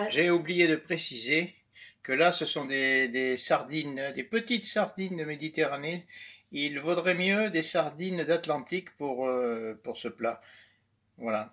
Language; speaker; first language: French; native; French